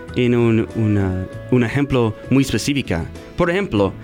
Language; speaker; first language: Spanish; non-native, learner; English